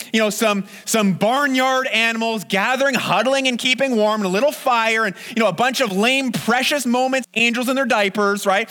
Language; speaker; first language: English; native; English